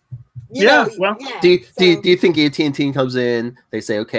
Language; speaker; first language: English; native; English